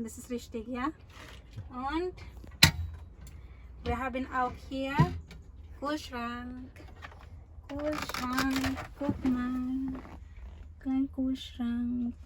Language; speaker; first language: German; non-native, learner; Filipino